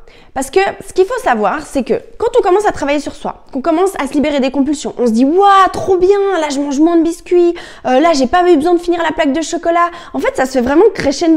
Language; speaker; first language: French; native; French